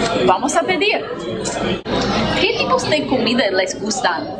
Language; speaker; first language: Spanish; non-native, learner; English